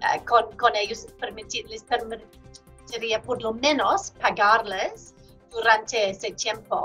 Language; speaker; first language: Spanish; non-native, fluent; English